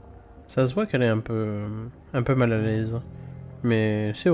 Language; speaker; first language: French; native; French